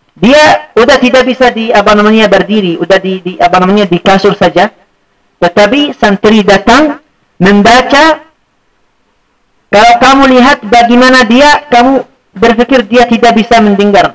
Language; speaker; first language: Indonesian; non-native, fluent; Arabic